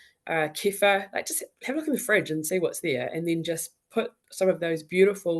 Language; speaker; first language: English; native; English